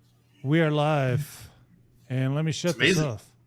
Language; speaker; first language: English; native; English